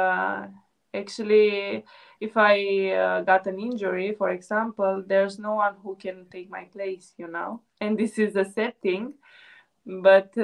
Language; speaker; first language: English; non-native, fluent; Romanian